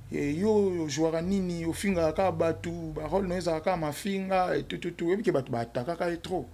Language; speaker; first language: French; non-native, local second language; Lingala